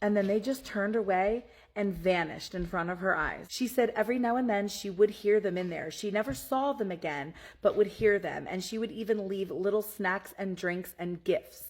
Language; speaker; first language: English; native; English